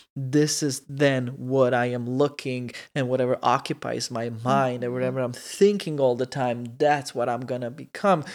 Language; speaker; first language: English; non-native, fluent; Croatian